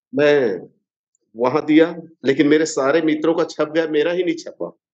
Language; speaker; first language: Hindi; native; Hindi